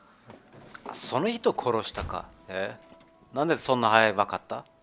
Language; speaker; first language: Japanese; non-native, learner; German